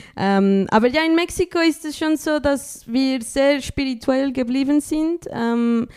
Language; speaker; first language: German; non-native, fluent; Spanish